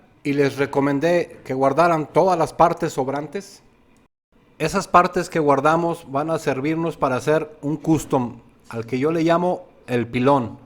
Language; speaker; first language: Spanish; native; Spanish